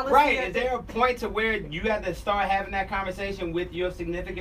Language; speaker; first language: English; native; English